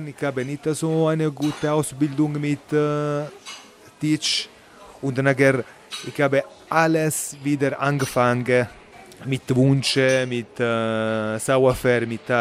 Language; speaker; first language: German; non-native, learner; Italian